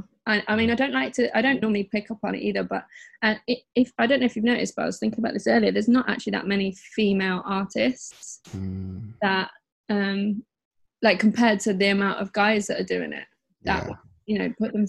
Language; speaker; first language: English; native; English